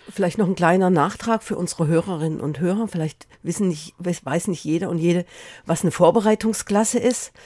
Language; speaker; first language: German; native; German